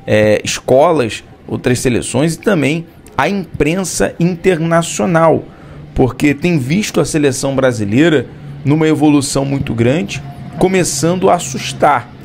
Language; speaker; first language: Portuguese; native; Portuguese